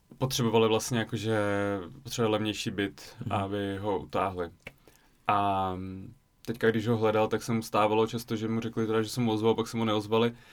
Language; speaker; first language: Czech; early bilingual, other home language; Russian